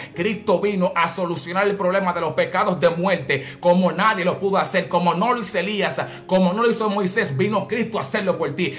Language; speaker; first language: Spanish; native; Spanish